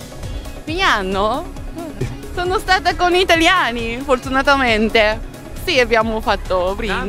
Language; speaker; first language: Italian; non-native, fluent; Japanese